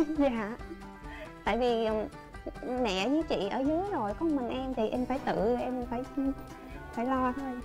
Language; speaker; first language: Vietnamese; native; Vietnamese